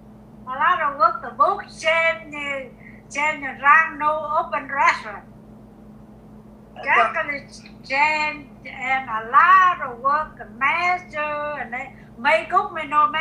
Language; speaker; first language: English; non-native, learner; Vietnamese